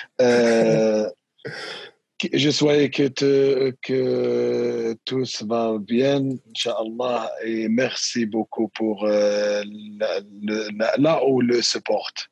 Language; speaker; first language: French; non-native, learner; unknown